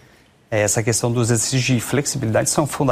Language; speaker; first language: Portuguese; native; Portuguese